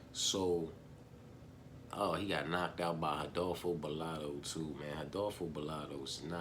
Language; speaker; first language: English; native; English